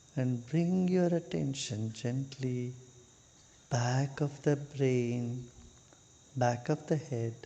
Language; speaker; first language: English; non-native, local second language; Kannada